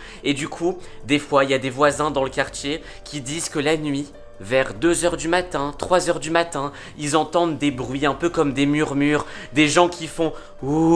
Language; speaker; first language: French; native; French